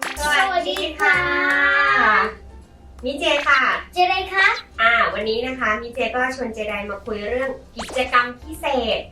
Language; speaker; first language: Thai; native; Thai